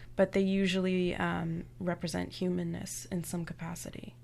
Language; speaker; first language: English; native; English